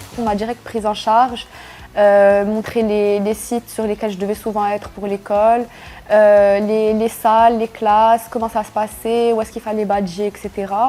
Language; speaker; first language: French; non-native, local second language; Arabic